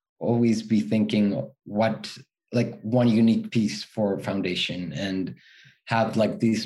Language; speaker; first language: English; non-native, fluent; Spanish